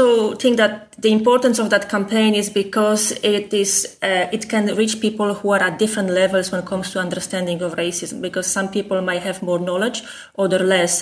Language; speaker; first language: English; non-native, fluent; Polish